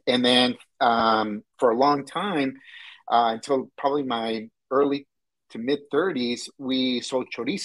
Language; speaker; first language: English; early bilingual, other home language; Spanish